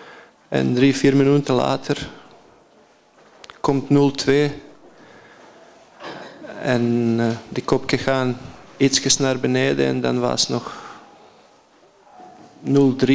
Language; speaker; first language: Dutch; non-native, fluent; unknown